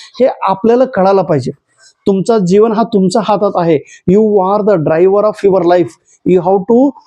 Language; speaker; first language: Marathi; non-native, local second language; Kannada